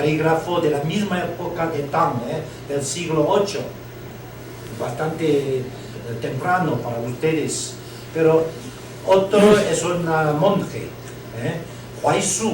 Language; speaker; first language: Spanish; non-native, learner; Chinese